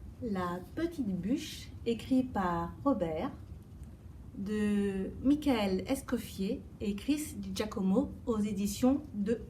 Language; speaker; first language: French; native; French